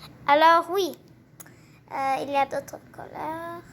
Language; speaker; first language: French; non-native, learner; English